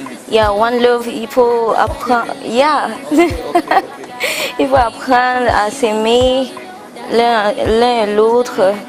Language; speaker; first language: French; non-native, local second language; English